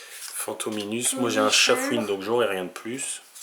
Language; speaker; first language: French; native; French